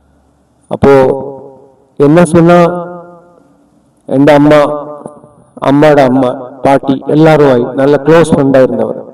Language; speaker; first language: Tamil; non-native, learner; Malayalam